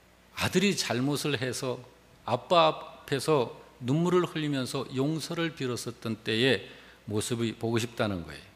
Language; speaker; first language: Korean; native; Korean